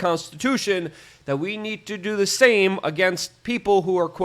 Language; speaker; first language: English; native; English